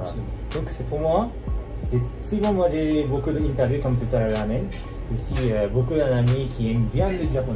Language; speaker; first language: French; non-native, learner; Japanese